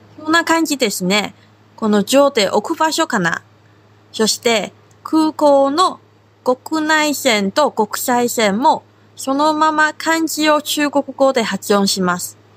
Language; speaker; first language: Japanese; non-native, fluent; Chinese